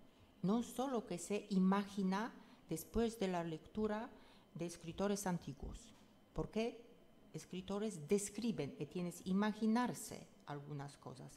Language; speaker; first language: Spanish; non-native, fluent; Polish